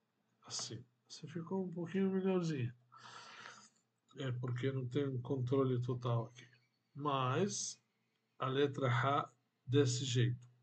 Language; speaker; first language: Portuguese; non-native, fluent; Arabic